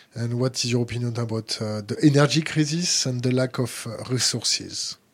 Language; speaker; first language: English; non-native, learner; French